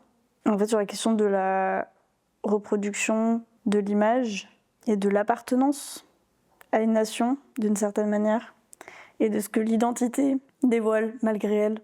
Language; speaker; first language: French; native; French